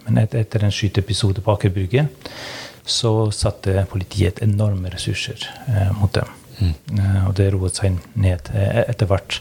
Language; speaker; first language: Norwegian; non-native, fluent; Albanian